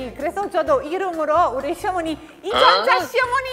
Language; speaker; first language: Korean; non-native, fluent; Italian